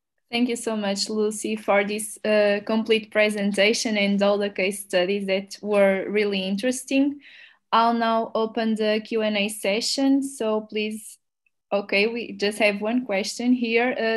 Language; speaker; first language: English; non-native, fluent; Portuguese